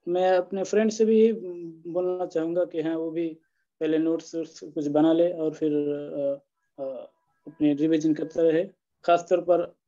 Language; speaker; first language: Hindi; non-native, local second language; Bangla